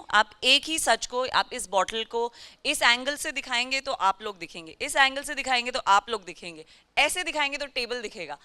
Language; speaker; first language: Hindi; native; Hindi